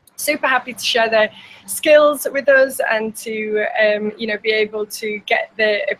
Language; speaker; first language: English; native; English